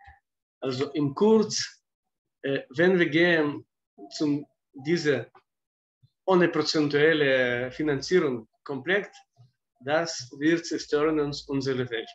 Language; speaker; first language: German; non-native, fluent; Russian